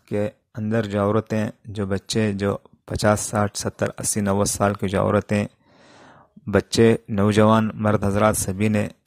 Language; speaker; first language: Urdu; native; Urdu